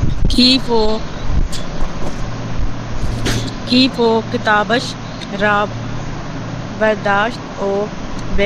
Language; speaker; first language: Persian; non-native, learner; Urdu